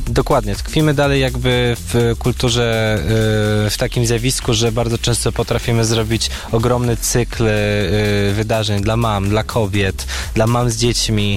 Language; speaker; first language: Polish; native; Polish